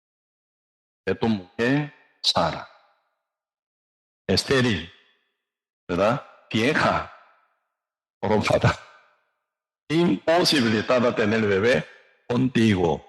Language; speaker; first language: Spanish; non-native, learner; Korean